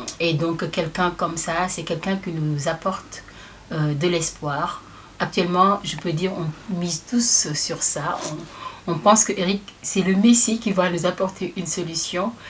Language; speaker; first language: French; non-native, local second language; Wolof